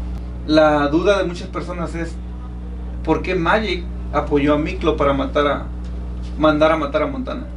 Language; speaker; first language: Spanish; native; Spanish